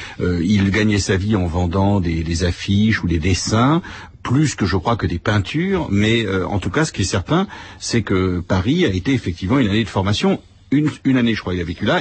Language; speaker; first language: French; native; French